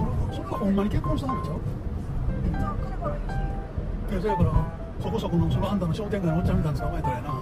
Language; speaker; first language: Japanese; native; Japanese